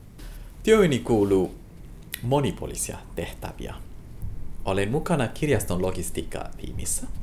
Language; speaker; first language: Finnish; non-native, fluent; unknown